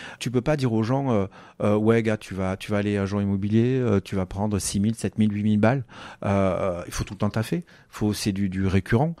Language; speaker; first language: French; native; French